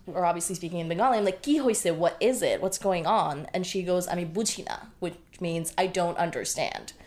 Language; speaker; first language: English; non-native, local second language; Bangla